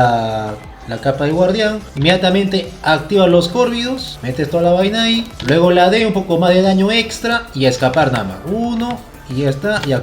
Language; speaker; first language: Spanish; native; Spanish